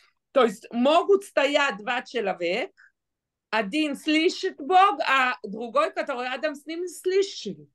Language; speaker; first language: Russian; non-native, fluent; Hebrew